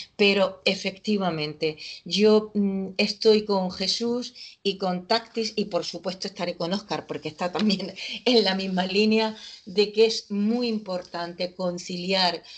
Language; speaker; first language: Spanish; native; Spanish